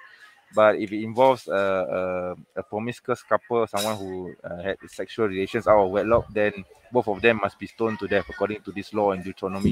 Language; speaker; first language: English; non-native, local second language; Malay